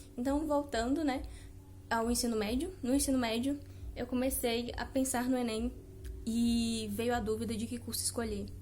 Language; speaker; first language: Portuguese; native; Portuguese